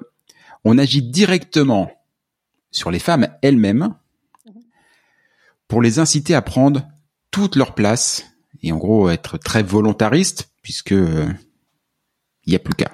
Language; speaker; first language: French; native; French